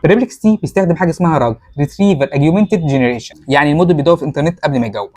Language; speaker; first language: Arabic; native; Arabic